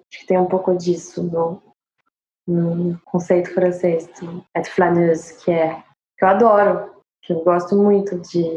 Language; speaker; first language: Portuguese; non-native, fluent; French